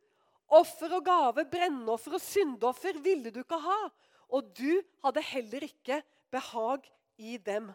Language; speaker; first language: Norwegian; native; Norwegian